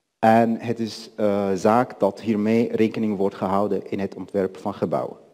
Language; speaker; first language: Dutch; non-native, fluent; Arabic